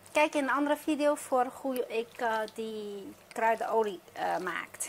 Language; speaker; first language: Dutch; non-native, fluent; Chinese